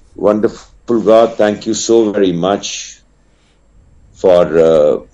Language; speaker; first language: English; non-native, local second language; Punjabi